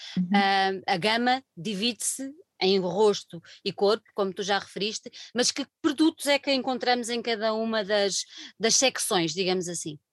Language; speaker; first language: Portuguese; native; Portuguese